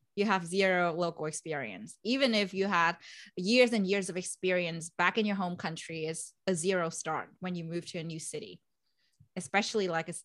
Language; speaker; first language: English; non-native, fluent; Vietnamese